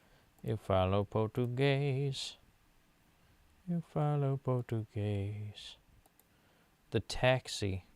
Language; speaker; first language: Portuguese; non-native, learner; English